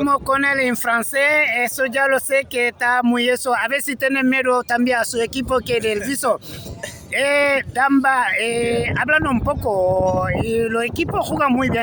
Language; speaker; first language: Spanish; non-native, learner; French